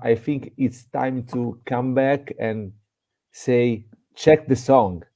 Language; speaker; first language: English; non-native, fluent; Italian